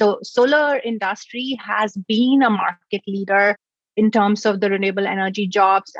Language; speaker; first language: English; non-native, local second language; Hindi